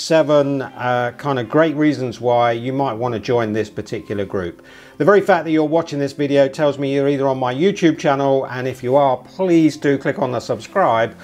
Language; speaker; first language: English; native; English